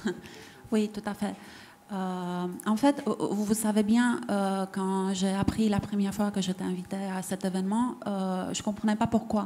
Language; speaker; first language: French; non-native, fluent; Romanian